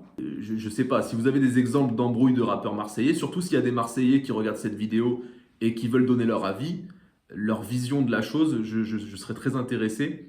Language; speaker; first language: French; native; French